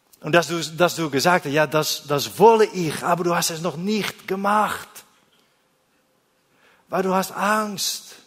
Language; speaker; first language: German; non-native, learner; Dutch